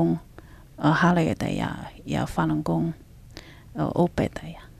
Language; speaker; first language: Finnish; non-native, learner; Chinese